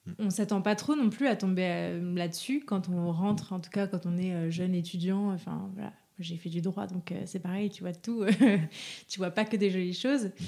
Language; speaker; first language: French; native; French